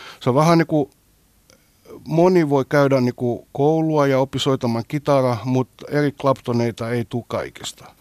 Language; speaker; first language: Finnish; non-native, fluent; Greek